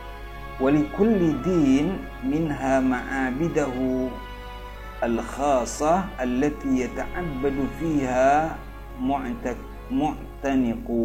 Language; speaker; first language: Arabic; non-native, fluent; Indonesian